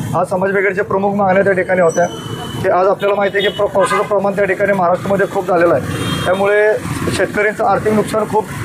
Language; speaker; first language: Marathi; native; Marathi